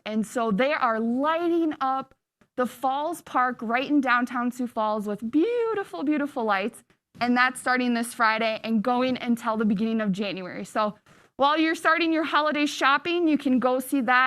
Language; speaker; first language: English; native; English